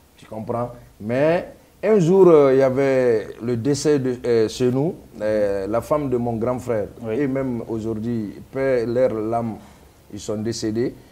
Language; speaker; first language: French; non-native, local second language; Mandingo